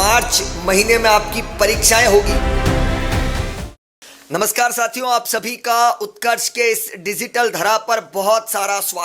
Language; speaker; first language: Hindi; native; Hindi